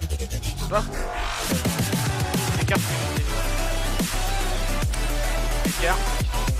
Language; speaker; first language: French; native; French